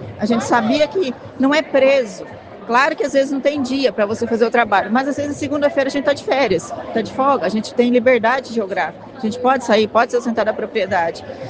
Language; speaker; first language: Portuguese; native; Portuguese